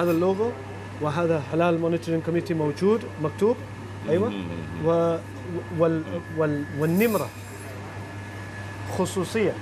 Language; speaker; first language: Arabic; non-native, learner; Urdu